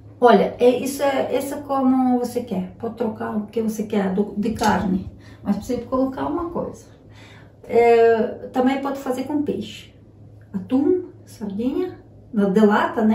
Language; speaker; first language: Portuguese; non-native, learner; Ukrainian